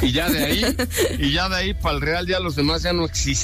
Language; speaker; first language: Spanish; native; Spanish